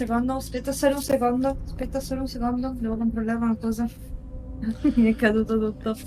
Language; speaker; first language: Italian; native; Italian